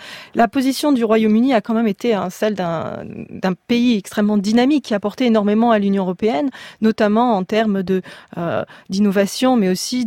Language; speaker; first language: French; native; French